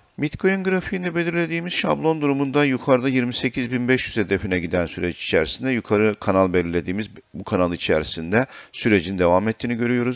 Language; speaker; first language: Turkish; native; Turkish